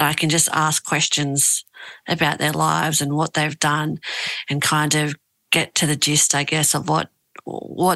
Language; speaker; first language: English; native; English